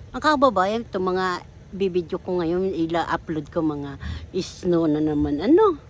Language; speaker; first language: Filipino; native; Filipino